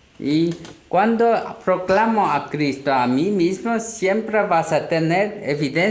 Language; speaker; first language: Spanish; non-native, learner; Korean